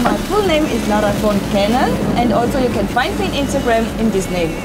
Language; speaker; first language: English; non-native, fluent; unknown